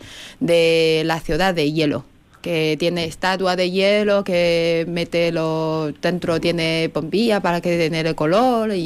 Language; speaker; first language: Spanish; non-native, learner; Chinese